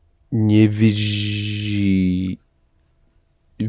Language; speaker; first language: Russian; non-native, learner; English